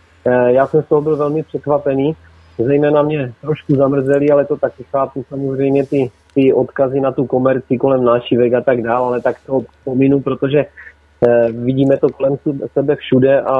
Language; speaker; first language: Czech; native; Czech